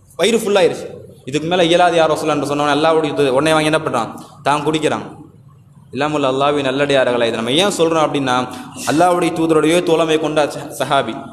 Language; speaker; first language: Tamil; native; Tamil